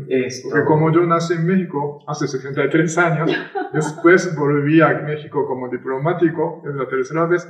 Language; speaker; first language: Spanish; non-native, fluent; Japanese